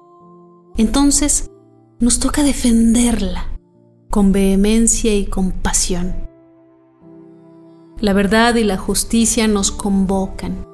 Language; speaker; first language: Spanish; native; Spanish